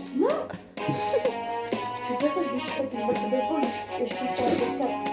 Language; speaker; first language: French; native; French